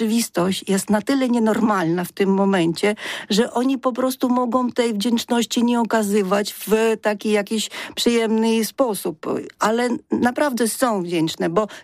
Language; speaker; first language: Polish; non-native, fluent; Ukrainian